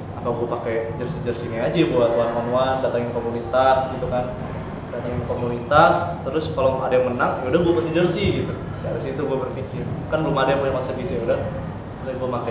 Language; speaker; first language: Indonesian; native; Indonesian